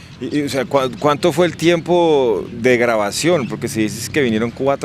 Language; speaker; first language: Spanish; native; Spanish